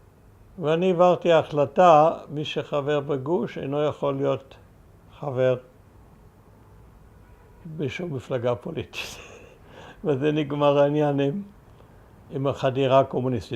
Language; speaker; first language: Hebrew; early bilingual, other home language; German